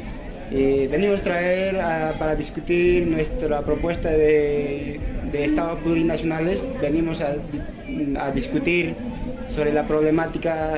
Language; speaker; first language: Spanish; native; Spanish